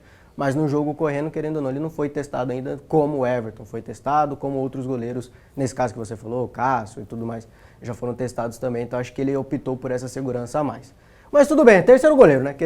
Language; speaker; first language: Portuguese; native; Portuguese